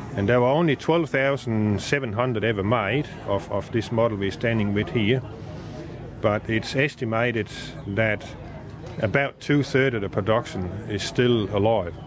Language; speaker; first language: English; non-native, fluent; Danish